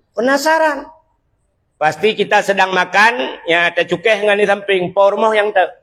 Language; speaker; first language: Malay; non-native, local second language; Achinese